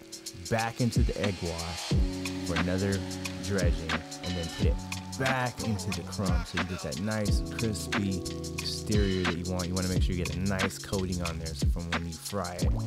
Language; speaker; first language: English; native; English